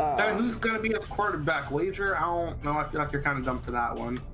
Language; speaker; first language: English; native; English